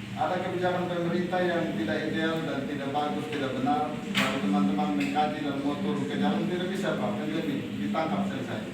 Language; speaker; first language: Indonesian; non-native, local second language; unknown